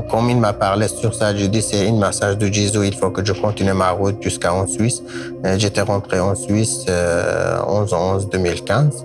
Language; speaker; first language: French; non-native, learner; Kurdish